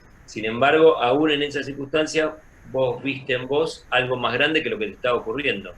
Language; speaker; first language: Spanish; native; Spanish